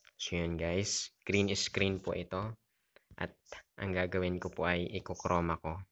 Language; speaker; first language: Filipino; native; Filipino